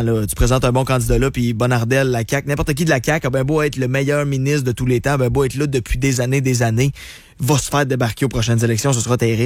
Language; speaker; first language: French; native; French